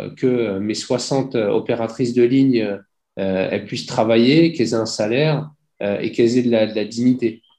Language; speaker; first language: French; native; French